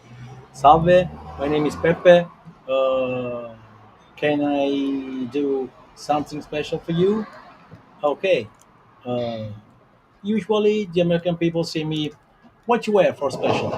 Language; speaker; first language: English; non-native, learner; Italian